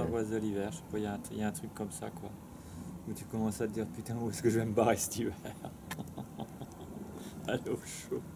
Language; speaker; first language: French; native; French